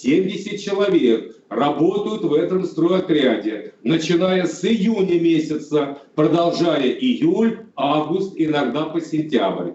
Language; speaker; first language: Russian; native; Russian